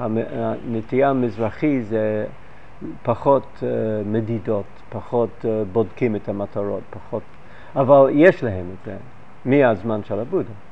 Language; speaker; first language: Hebrew; non-native, fluent; English